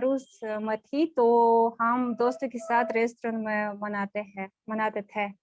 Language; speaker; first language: Hindi; non-native, learner; Russian